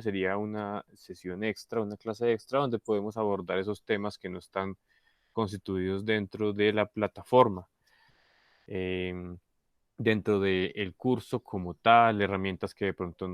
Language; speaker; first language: Spanish; native; Spanish